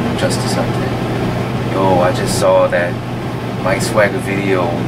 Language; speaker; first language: English; native; English